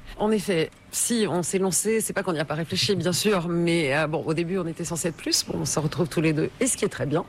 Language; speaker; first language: French; native; French